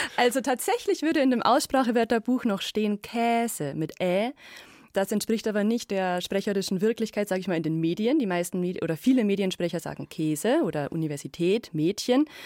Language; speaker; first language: German; native; German